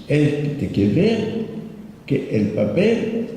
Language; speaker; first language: Spanish; non-native, fluent; French